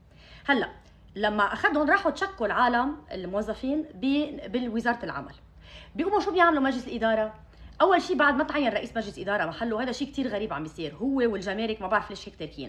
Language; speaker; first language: Arabic; native; Arabic